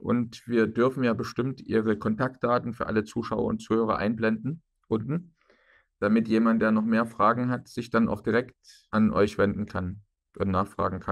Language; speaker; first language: German; native; German